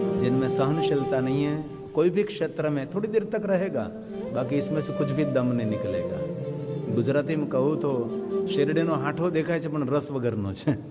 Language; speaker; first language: Hindi; non-native, local second language; Gujarati